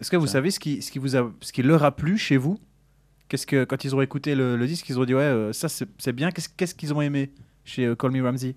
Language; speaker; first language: French; native; French